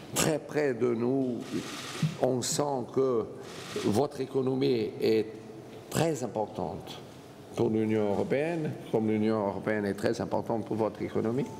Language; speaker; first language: French; non-native, fluent; Portuguese